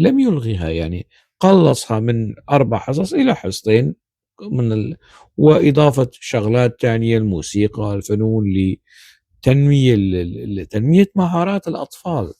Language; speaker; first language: Arabic; non-native, local second language; Kurdish